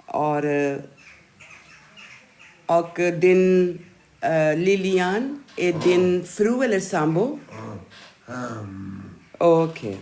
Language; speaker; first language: Swedish; non-native, learner; Urdu